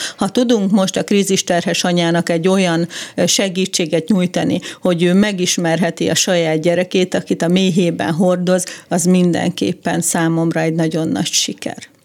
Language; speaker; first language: Hungarian; native; Hungarian